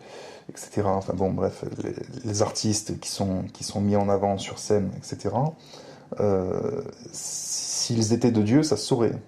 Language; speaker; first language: French; native; French